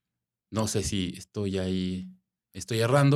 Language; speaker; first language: Spanish; native; Spanish